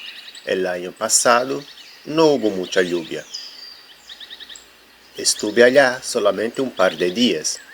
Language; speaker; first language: Spanish; non-native, fluent; Portuguese